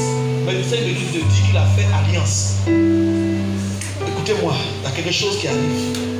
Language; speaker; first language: French; native; French